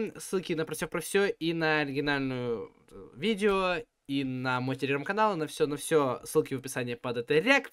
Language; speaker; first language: Russian; native; Russian